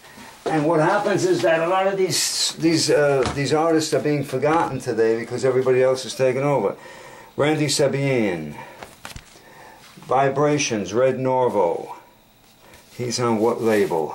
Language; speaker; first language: English; native; English